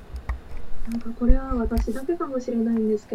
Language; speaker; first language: Japanese; native; Japanese